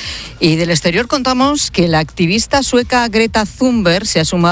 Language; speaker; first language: Spanish; native; Spanish